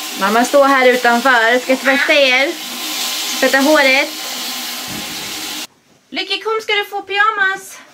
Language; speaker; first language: Swedish; native; Swedish